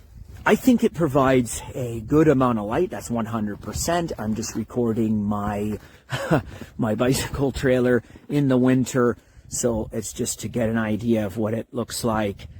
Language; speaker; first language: English; native; English